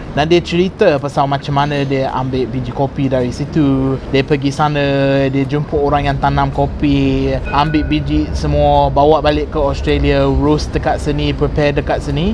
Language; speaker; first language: Malay; non-native, fluent; English